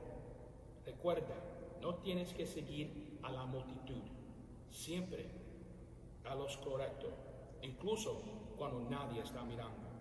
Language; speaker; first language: Spanish; early bilingual, other home language; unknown